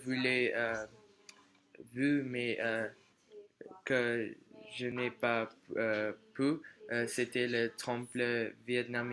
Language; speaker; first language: French; non-native, learner; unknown